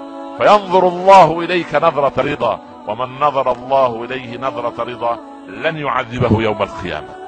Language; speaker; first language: Arabic; native; Arabic